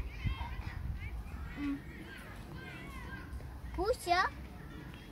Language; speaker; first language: Russian; early bilingual, heritage; Russian